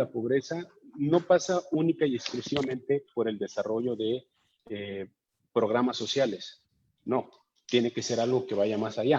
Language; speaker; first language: Spanish; native; Spanish